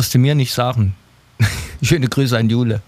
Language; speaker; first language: German; native; German